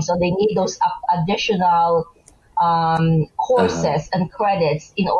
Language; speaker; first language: English; non-native, local second language; Hiligaynon